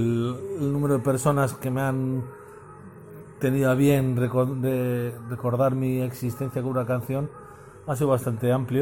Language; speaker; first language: Spanish; native; Spanish